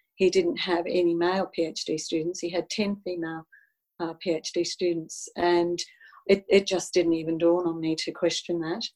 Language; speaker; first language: English; non-native, local second language; Italian